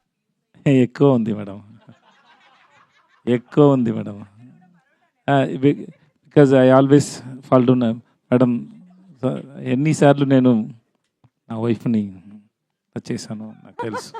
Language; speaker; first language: Telugu; non-native, learner; Tamil